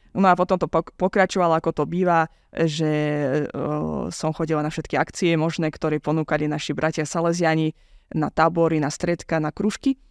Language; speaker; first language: Slovak; non-native, fluent; Azerbaijani